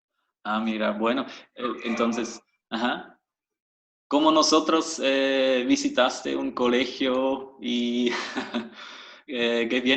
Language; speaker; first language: Spanish; non-native, fluent; German